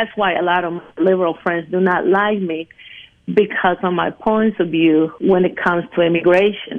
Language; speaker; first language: English; non-native, fluent; Spanish